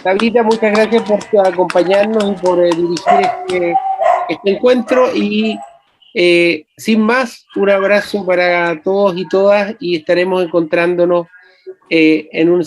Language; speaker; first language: Spanish; native; Spanish